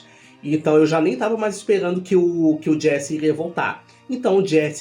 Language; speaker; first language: Portuguese; native; Portuguese